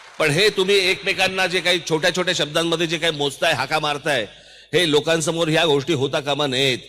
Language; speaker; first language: Marathi; native; Marathi